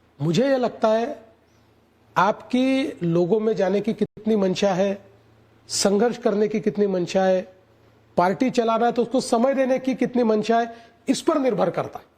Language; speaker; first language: Hindi; non-native, local second language; Marathi